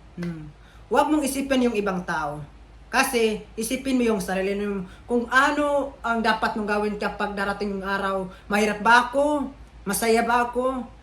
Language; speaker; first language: Filipino; non-native, local second language; Cebuano